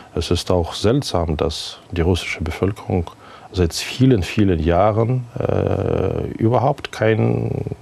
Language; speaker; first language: German; non-native, fluent; Ukrainian